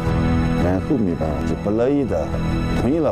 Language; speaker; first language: Chinese; non-native, local second language; Tibetan